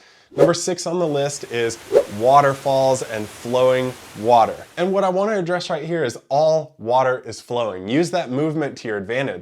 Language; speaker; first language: English; native; English